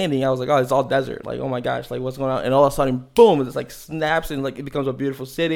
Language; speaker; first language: English; native; English